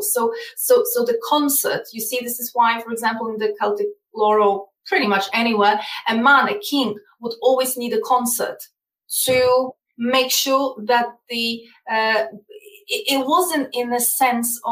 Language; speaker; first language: English; non-native, fluent; Polish